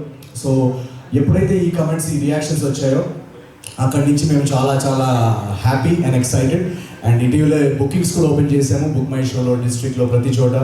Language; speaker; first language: Telugu; native; Telugu